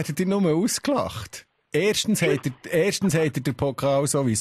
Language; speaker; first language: German; native; German